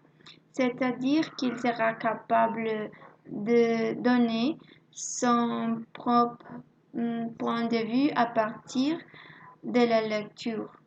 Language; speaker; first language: French; non-native, learner; Spanish